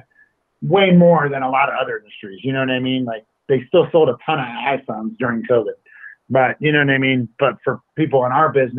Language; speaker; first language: English; native; English